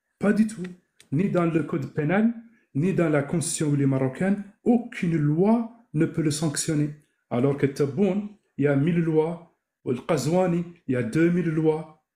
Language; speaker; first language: French; non-native, local second language; Arabic